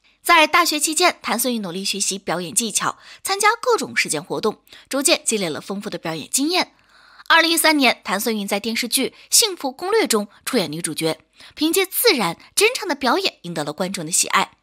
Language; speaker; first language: Chinese; native; Chinese